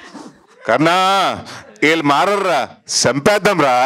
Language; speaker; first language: Telugu; native; Telugu